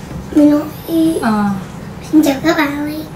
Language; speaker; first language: Vietnamese; early bilingual, heritage; Vietnamese